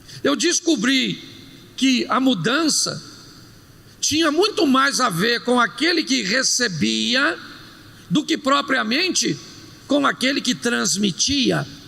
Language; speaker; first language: Portuguese; native; Portuguese